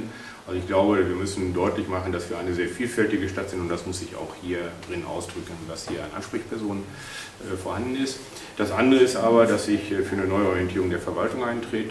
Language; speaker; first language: German; native; German